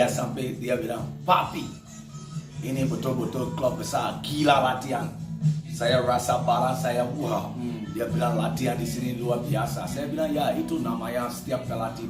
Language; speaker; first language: Indonesian; non-native, fluent; English